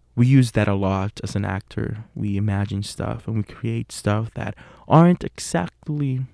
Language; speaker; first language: English; non-native, fluent; Spanish